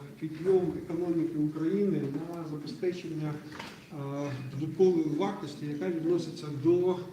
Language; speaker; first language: Ukrainian; non-native, local second language; Russian